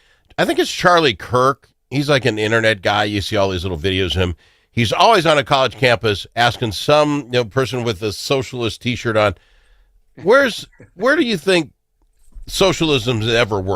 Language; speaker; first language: English; native; English